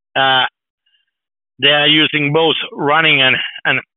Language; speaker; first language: English; non-native, fluent; Finnish